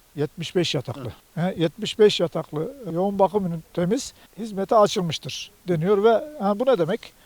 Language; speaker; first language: Turkish; native; Turkish